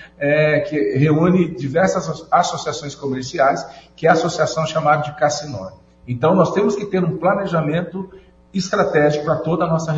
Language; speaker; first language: Portuguese; native; Portuguese